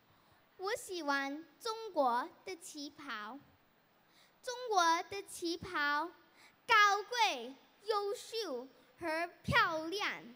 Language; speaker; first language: Chinese; early bilingual, heritage; Chinese